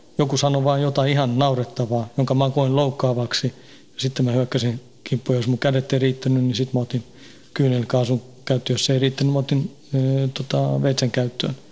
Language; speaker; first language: Finnish; early bilingual, heritage; Finnish